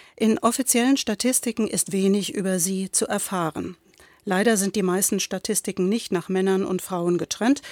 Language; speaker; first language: German; native; German